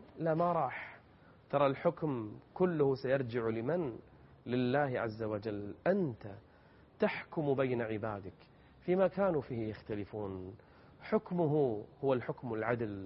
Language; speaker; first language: Arabic; native; Arabic